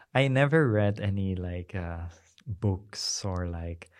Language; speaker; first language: English; non-native, fluent; German